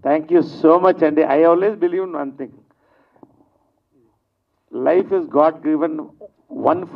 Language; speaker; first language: Telugu; native; Telugu